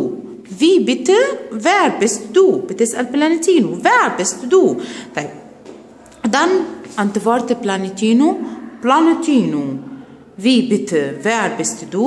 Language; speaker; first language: German; non-native, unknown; Arabic